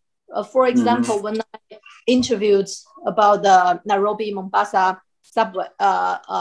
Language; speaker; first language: English; non-native, fluent; Chinese